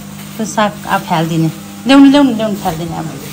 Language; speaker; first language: Nepali; native; Nepali